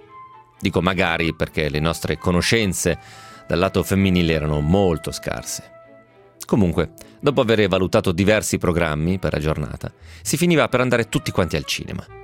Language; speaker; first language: Italian; native; Italian